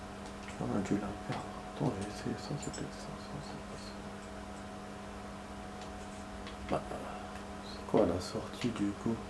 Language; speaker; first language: French; native; French